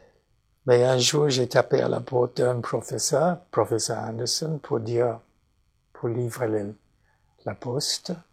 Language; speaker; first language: French; non-native, fluent; English